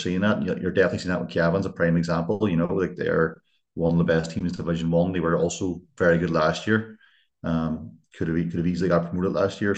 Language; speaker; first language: English; native; English